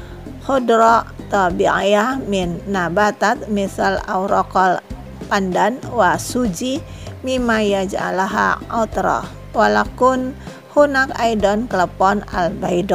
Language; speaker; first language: Arabic; non-native, learner; Indonesian